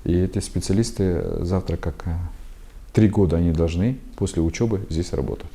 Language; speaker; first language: Russian; non-native, local second language; Kazakh